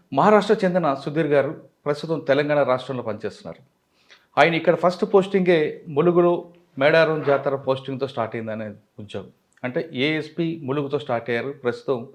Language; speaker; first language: Telugu; native; Telugu